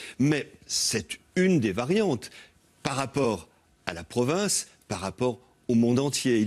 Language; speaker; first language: French; native; French